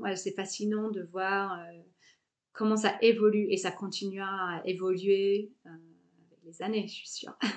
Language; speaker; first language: French; non-native, fluent; English